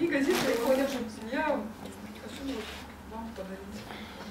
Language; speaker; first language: Russian; native; Russian